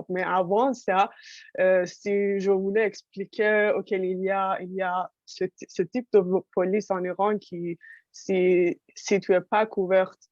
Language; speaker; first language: French; non-native, fluent; Persian